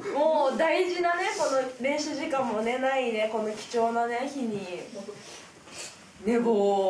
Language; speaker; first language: Japanese; native; Japanese